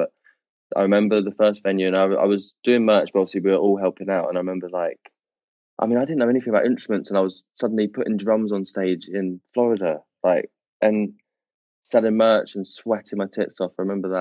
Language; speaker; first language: English; native; English